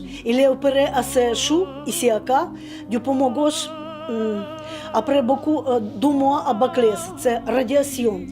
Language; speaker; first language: French; non-native, learner; Russian